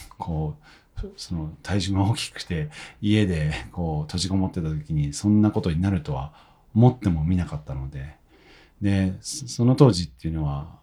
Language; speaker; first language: Japanese; native; Japanese